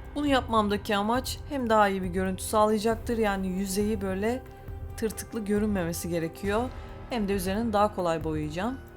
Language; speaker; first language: Turkish; native; Turkish